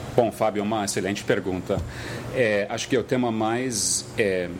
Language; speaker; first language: Portuguese; non-native, fluent; English